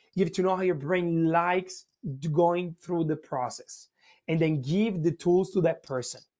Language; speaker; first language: English; non-native, fluent; Italian